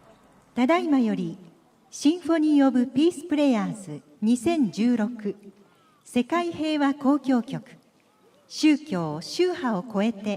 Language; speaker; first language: Japanese; native; Japanese